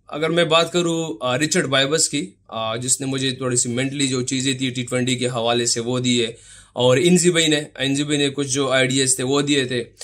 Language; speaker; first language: Urdu; non-native, local second language; Pashto